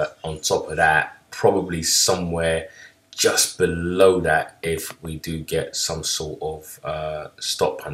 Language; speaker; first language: English; native; English